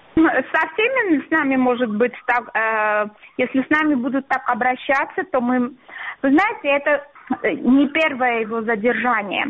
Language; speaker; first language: Russian; non-native, local second language; Armenian